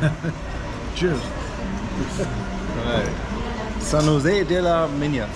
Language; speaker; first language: Spanish; non-native, learner; English